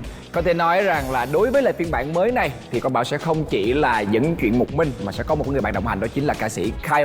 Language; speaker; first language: Vietnamese; native; Vietnamese